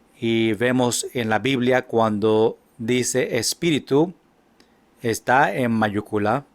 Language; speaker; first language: Spanish; non-native, fluent; English